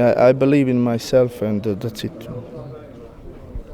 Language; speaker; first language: English; non-native, learner; Croatian